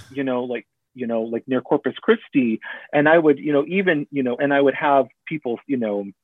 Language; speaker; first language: English; native; English